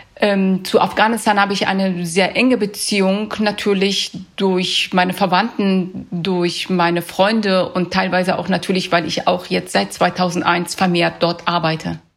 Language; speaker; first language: German; early bilingual, other home language; Persian